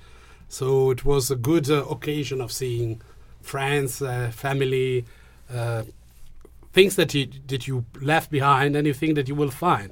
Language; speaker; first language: English; non-native, fluent; Italian